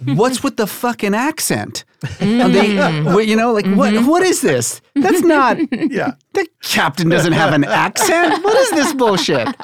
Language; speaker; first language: English; early bilingual, other home language; Persian